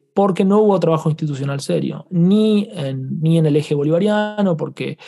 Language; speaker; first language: Spanish; native; Spanish